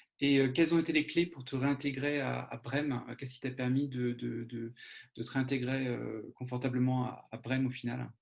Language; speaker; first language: French; native; French